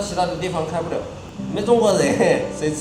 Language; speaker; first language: Chinese; native; Chinese